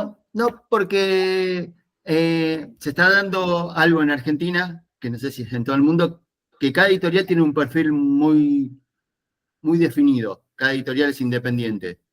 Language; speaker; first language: Spanish; native; Spanish